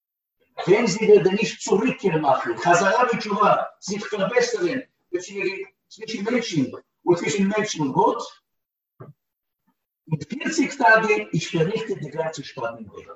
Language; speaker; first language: German; non-native, learner; Hebrew